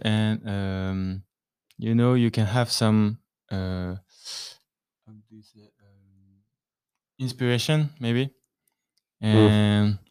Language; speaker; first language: English; non-native, learner; French